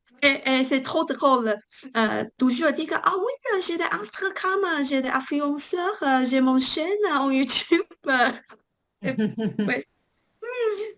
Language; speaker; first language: French; non-native, learner; Chinese